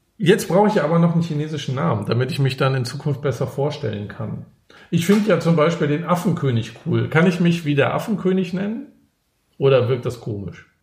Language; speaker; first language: German; native; German